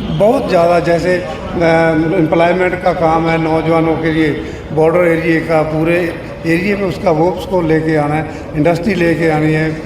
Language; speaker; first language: Hindi; non-native, local second language; Punjabi